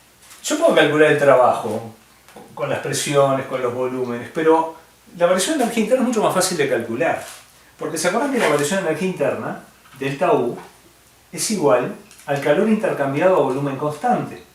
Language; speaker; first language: Spanish; native; Spanish